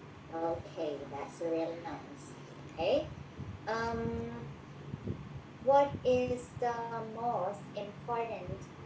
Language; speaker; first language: English; non-native, fluent; Thai